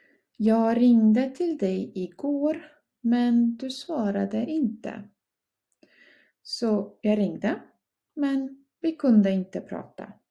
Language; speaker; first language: Swedish; non-native, fluent; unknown